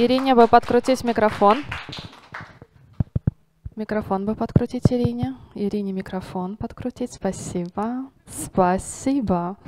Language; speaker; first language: Russian; native; Russian